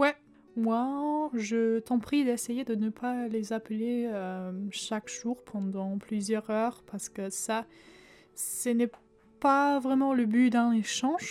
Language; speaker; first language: French; non-native, fluent; German